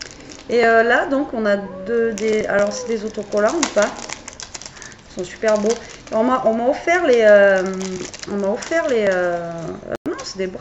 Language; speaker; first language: French; native; French